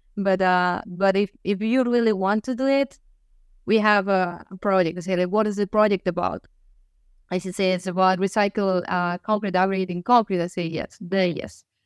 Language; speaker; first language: English; non-native, fluent; Galician